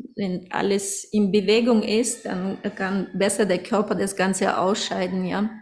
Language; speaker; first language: German; non-native, fluent; Russian